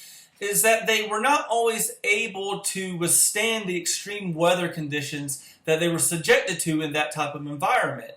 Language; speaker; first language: English; native; English